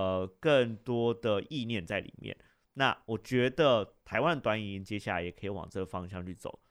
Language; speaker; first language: Chinese; native; Chinese